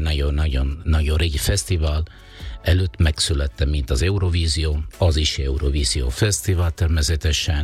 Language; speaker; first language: Hungarian; non-native, fluent; Italian